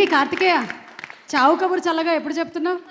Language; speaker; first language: Telugu; native; Telugu